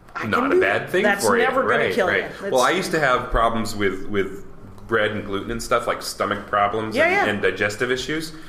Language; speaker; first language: English; native; English